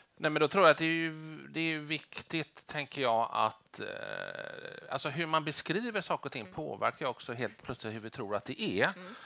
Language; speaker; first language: Swedish; native; Swedish